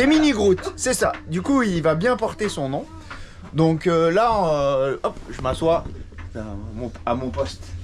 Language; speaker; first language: French; native; French